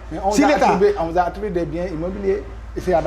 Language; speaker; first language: French; non-native, local second language; Wolof